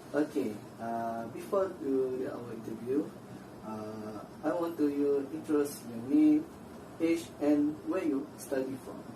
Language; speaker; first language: English; non-native, local second language; Malay